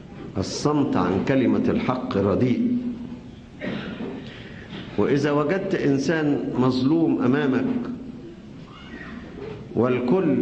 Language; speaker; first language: Arabic; native; Arabic